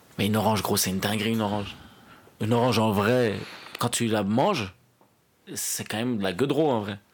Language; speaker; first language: French; native; French